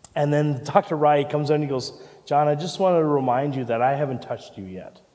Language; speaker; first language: English; native; English